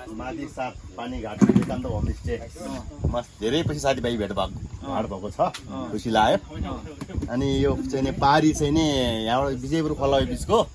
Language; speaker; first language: Nepali; non-native, local second language; Gurung